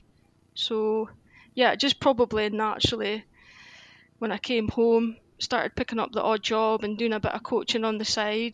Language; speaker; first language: English; native; English